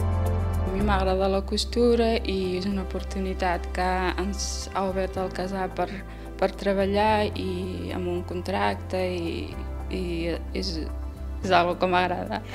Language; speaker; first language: Catalan; non-native, fluent; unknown